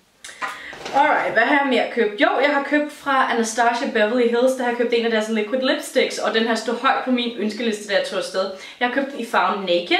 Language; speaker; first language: Danish; native; Danish